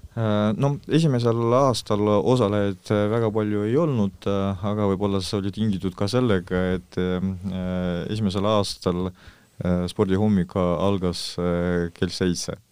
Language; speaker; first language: Estonian; non-native, local second language; Russian